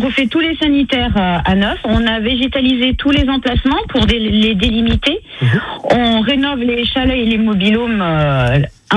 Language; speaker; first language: French; native; French